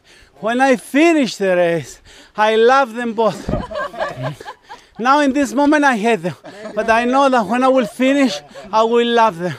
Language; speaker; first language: English; non-native, learner; Greek